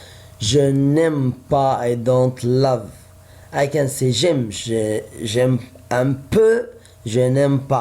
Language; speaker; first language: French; non-native, fluent; Arabic